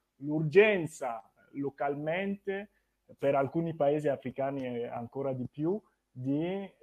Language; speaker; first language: Italian; non-native, fluent; French